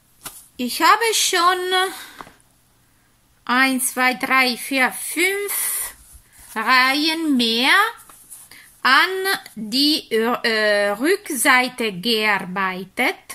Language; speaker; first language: German; non-native, fluent; Italian